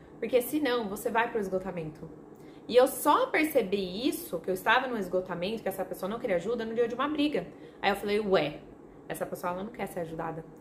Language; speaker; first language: Portuguese; non-native, fluent; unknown